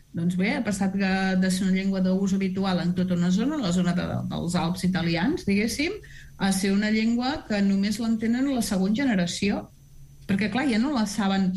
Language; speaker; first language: Catalan; native; Catalan